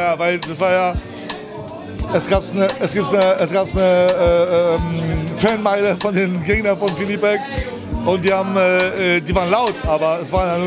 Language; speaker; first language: German; native; German